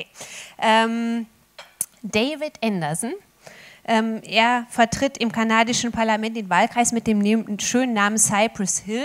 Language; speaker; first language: German; native; German